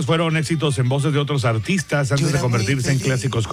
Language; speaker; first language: Spanish; native; Spanish